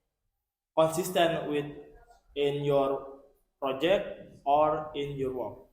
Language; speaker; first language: English; non-native, learner; Indonesian